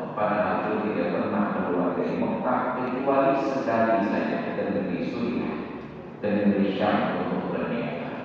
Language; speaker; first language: Indonesian; non-native, local second language; Achinese